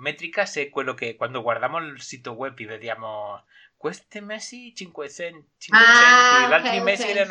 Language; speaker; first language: Italian; non-native, learner; Spanish